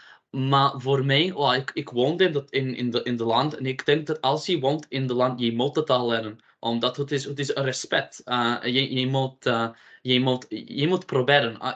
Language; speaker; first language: Dutch; non-native, learner; English